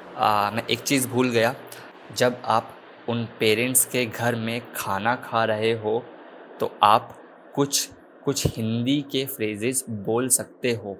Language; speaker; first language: Hindi; native; Hindi